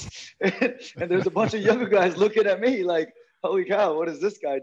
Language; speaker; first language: English; non-native, local second language; Filipino